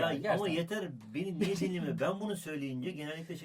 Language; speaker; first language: Turkish; native; Turkish